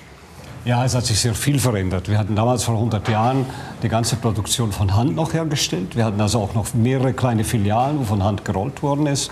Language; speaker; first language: German; native; German